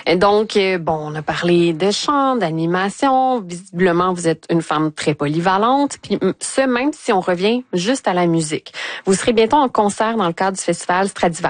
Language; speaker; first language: French; native; French